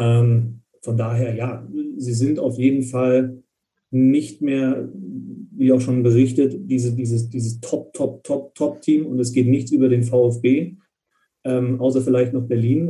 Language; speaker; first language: German; native; German